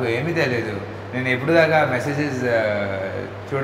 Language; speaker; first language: Telugu; non-native, learner; Hindi